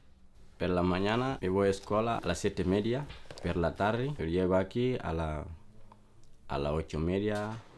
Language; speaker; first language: Spanish; non-native, learner; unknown